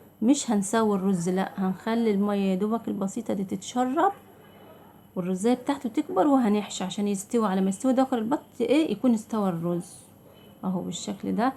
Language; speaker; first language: Arabic; native; Arabic